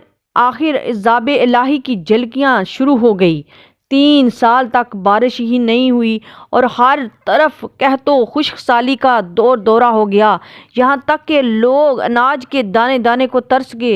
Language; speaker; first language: Urdu; native; Urdu